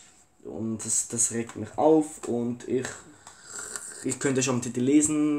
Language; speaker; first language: German; early bilingual, other home language; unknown